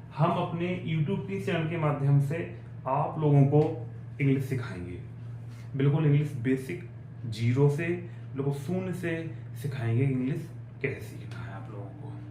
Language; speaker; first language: Hindi; native; Hindi